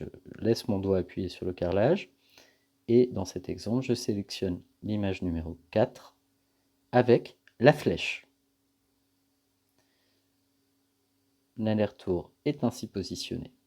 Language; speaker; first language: French; native; French